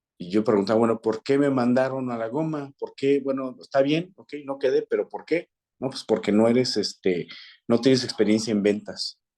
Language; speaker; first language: Spanish; native; Spanish